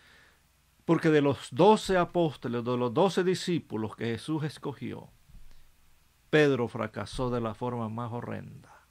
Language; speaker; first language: Spanish; native; Spanish